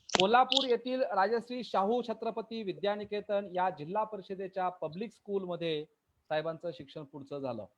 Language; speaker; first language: Marathi; native; Marathi